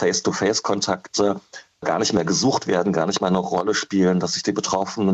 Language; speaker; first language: German; native; German